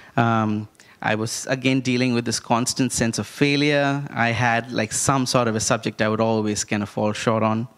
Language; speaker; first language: English; non-native, local second language; Malayalam